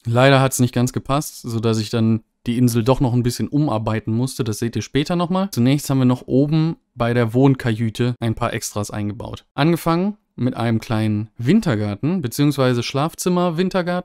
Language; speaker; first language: German; native; German